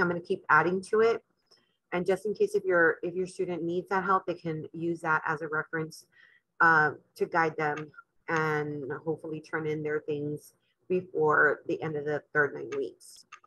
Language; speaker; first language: English; early bilingual, other home language; Spanish